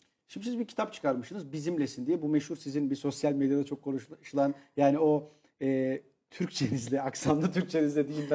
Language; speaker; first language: Turkish; native; Turkish